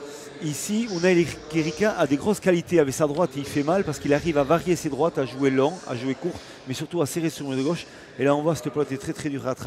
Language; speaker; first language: French; native; French